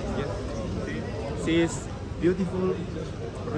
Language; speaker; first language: English; non-native, learner; Indonesian